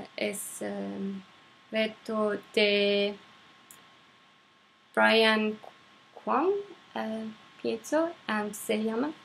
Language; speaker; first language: Spanish; non-native, learner; English